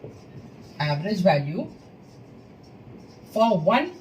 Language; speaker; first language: English; non-native, local second language; Hindi